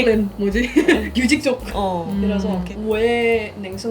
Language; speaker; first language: Korean; non-native, learner; Indonesian